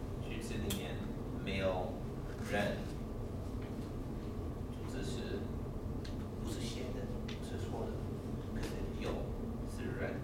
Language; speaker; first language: Chinese; non-native, learner; English